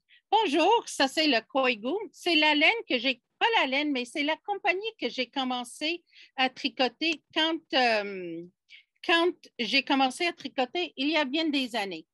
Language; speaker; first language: French; non-native, fluent; English